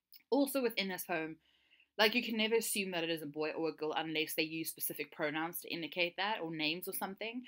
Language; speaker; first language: English; native; English